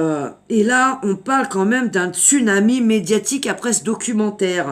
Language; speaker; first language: French; native; French